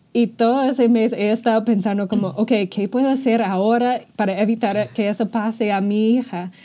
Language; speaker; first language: Spanish; non-native, fluent; English